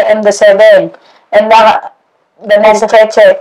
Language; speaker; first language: English; non-native, learner; Indonesian